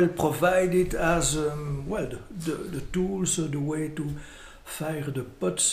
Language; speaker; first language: English; non-native, fluent; French